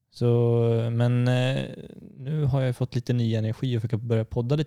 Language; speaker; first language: Swedish; native; Swedish